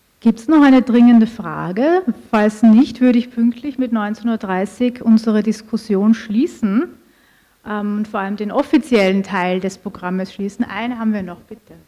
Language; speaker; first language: German; native; German